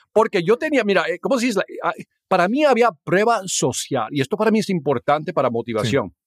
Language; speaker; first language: Spanish; early bilingual, heritage; Spanish